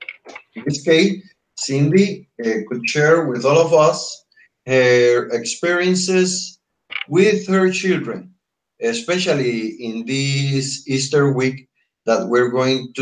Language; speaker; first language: English; non-native, fluent; Spanish